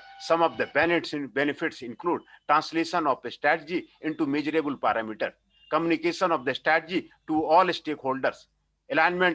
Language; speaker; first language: English; non-native, local second language; Hindi